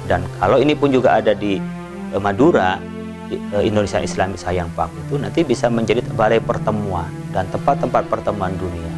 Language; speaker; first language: Indonesian; non-native, local second language; Madurese